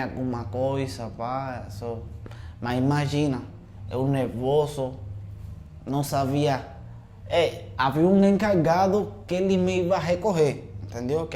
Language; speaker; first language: Portuguese; non-native, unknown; Spanish